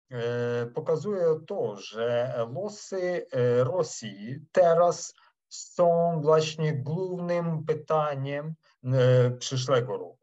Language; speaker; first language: Polish; non-native, fluent; Ukrainian